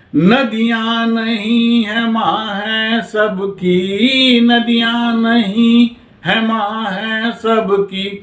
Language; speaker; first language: Hindi; native; Hindi